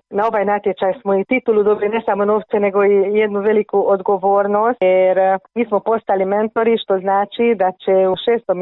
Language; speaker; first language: Croatian; early bilingual, heritage; Croatian